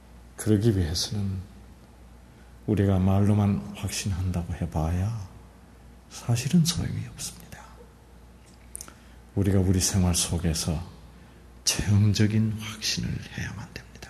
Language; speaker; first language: Korean; native; Korean